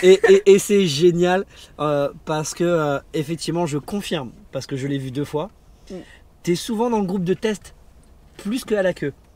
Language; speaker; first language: French; native; French